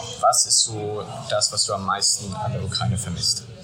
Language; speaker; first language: German; native; German